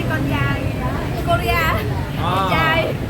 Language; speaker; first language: Korean; non-native, fluent; Vietnamese